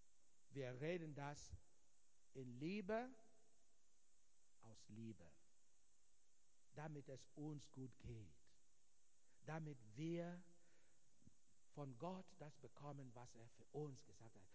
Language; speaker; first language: German; non-native, fluent; Igbo